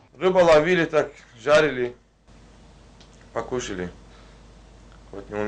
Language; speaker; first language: Russian; non-native, learner; Turkish